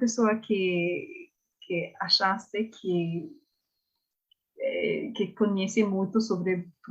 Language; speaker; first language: Portuguese; non-native, learner; English